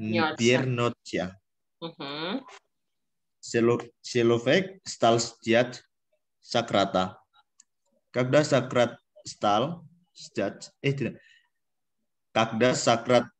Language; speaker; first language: Russian; non-native, learner; Indonesian